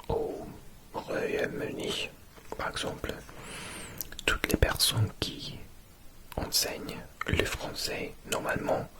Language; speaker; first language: French; non-native, learner; English